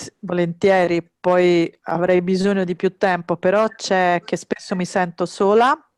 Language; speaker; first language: Italian; native; Italian